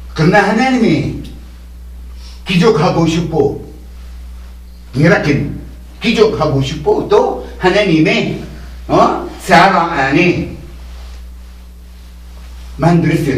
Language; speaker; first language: Korean; non-native, learner; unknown